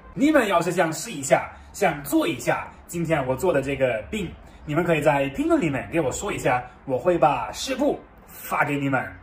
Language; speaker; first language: Chinese; non-native, fluent; German